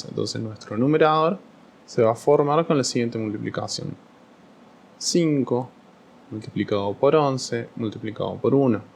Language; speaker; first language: Spanish; native; Spanish